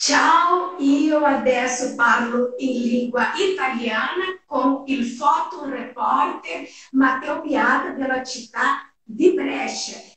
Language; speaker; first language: Italian; non-native, fluent; Portuguese